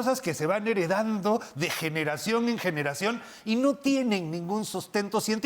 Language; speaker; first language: Spanish; native; Spanish